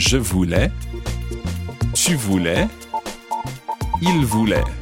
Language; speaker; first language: French; non-native, fluent; English